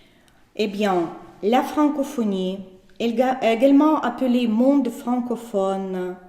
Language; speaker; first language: French; non-native, fluent; Russian